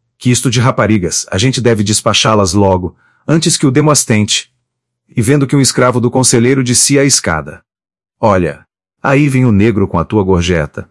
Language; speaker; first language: Portuguese; native; Portuguese